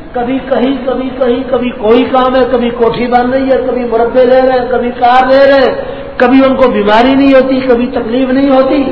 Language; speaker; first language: Urdu; non-native, local second language; Punjabi